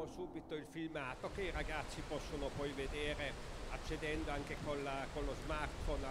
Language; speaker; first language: Italian; native; Italian